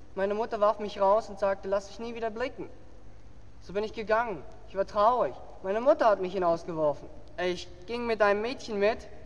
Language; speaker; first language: German; native; German